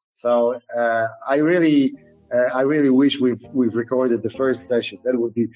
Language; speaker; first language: English; non-native, fluent; Polish